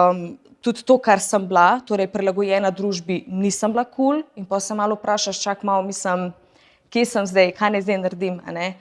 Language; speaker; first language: Slovenian; early bilingual, other home language; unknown